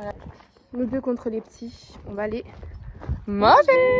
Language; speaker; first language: French; native; French